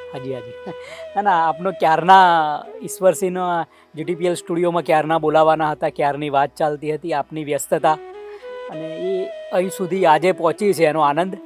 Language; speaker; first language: Gujarati; native; Gujarati